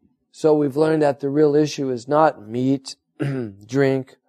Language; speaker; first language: English; native; English